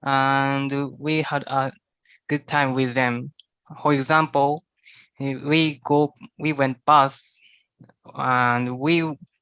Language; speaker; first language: English; non-native, learner; Japanese